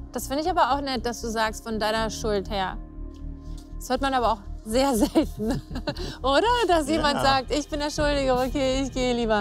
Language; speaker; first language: German; native; German